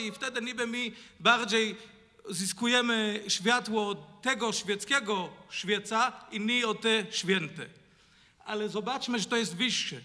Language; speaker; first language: Polish; non-native, learner; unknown